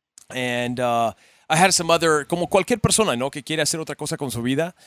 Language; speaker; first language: Spanish; early bilingual, heritage; Spanish